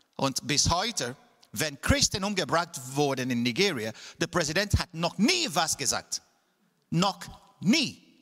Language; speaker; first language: German; non-native, fluent; Igbo